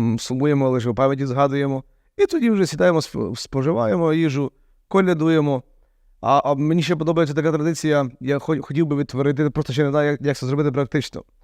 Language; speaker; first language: Ukrainian; native; Ukrainian